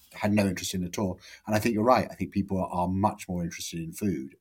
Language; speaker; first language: English; native; English